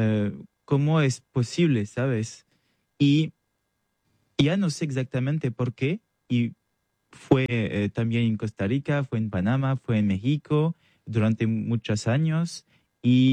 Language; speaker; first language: Spanish; non-native, learner; French